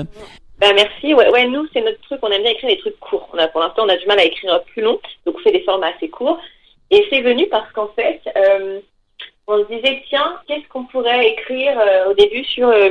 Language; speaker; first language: French; native; French